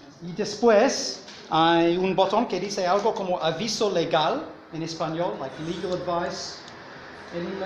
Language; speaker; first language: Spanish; non-native, fluent; English